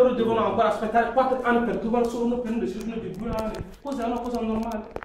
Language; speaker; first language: Italian; non-native, learner; French